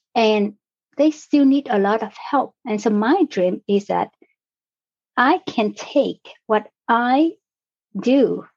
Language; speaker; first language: English; non-native, fluent; Vietnamese